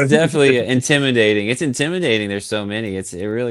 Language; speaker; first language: English; native; English